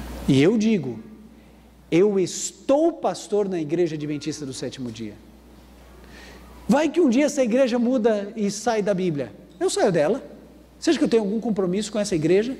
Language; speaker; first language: Portuguese; native; Portuguese